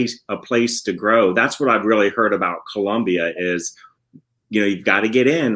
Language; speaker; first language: English; native; English